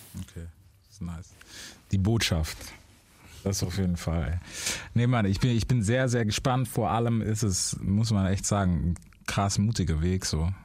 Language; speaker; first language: German; native; German